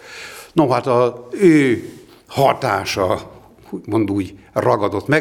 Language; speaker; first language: Hungarian; native; Hungarian